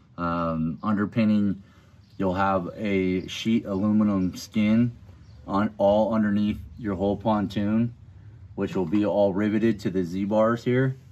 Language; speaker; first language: English; native; English